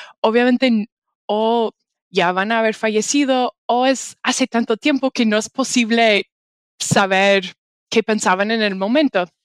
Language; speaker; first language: Spanish; non-native, fluent; English